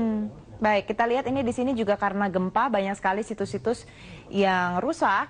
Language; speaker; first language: Indonesian; native; Indonesian